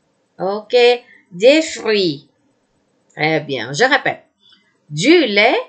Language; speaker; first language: French; non-native, fluent; Indonesian